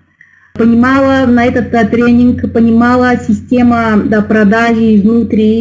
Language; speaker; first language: Russian; non-native, learner; Bulgarian